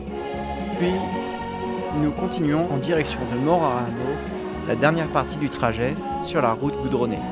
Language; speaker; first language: French; native; French